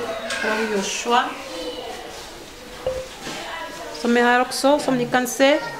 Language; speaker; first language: Swedish; early bilingual, other home language; Lingala